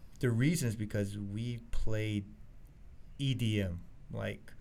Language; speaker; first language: English; early bilingual, other home language; Chinese